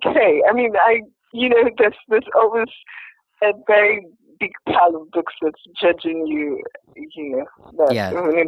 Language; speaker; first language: English; non-native, local second language; Yoruba